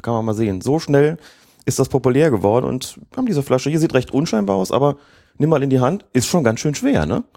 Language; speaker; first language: German; native; German